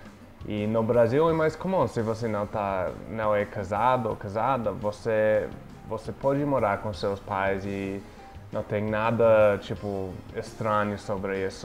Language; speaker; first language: Portuguese; non-native, fluent; English